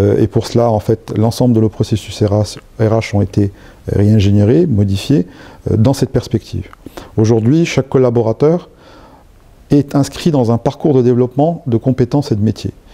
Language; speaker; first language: French; non-native, local second language; Arabic